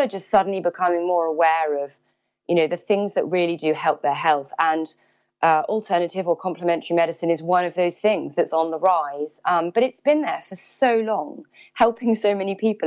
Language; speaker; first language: English; native; English